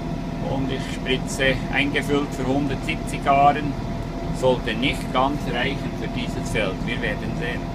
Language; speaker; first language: German; native; German